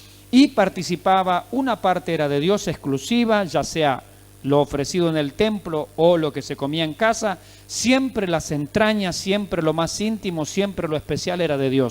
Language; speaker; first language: Spanish; native; Spanish